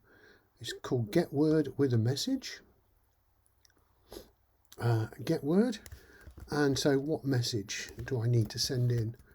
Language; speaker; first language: English; native; English